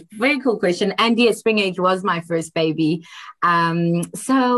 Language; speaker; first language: English; non-native, local second language; Xhosa